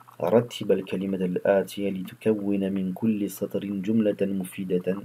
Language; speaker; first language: Arabic; non-native, fluent; French